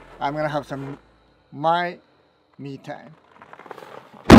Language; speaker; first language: English; non-native, fluent; Japanese